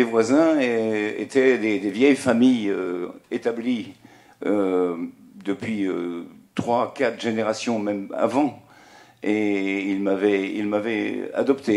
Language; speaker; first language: French; native; French